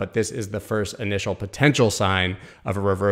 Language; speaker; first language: English; native; English